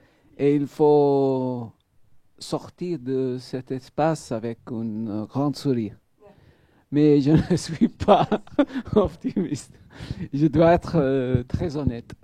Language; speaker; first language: French; non-native, fluent; Maltese